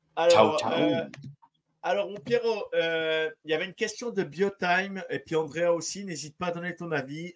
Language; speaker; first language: French; native; French